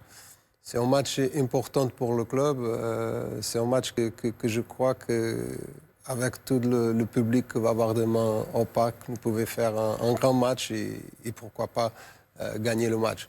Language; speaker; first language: French; non-native, fluent; Portuguese